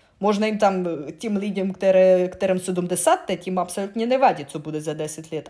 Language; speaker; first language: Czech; non-native, learner; Russian